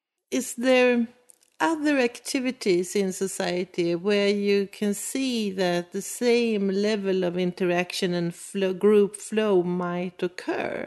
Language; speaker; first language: English; non-native, fluent; Swedish